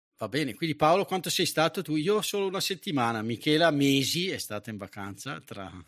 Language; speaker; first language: Italian; native; Italian